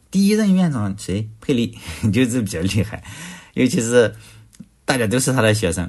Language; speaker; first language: Chinese; native; Chinese